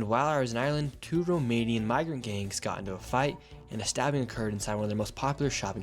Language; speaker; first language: English; native; English